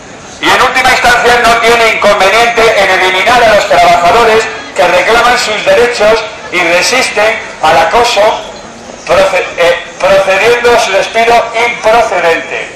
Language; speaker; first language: Spanish; native; Spanish